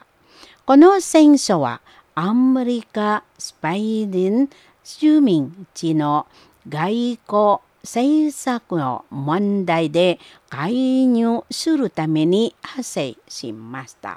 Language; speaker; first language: Japanese; non-native, fluent; Indonesian